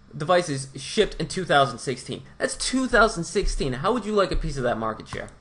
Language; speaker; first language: English; non-native, fluent; Portuguese